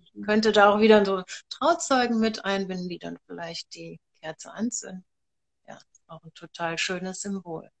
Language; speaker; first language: German; native; German